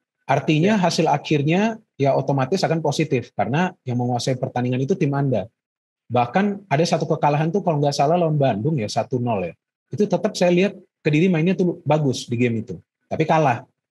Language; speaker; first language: Indonesian; native; Indonesian